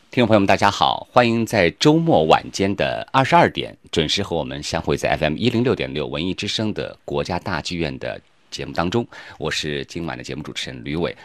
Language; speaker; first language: Chinese; native; Chinese